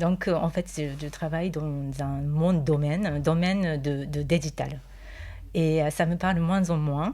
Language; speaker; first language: French; non-native, fluent; Japanese